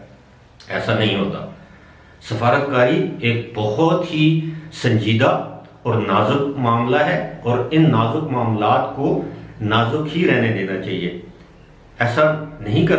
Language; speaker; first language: Urdu; native; Urdu